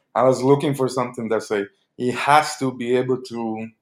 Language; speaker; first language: English; early bilingual, other home language; Portuguese